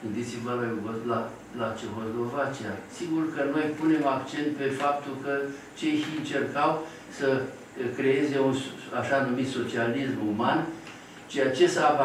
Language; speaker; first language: Romanian; native; Romanian